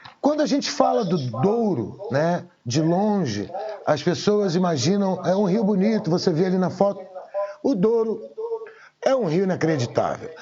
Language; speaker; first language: Portuguese; native; Portuguese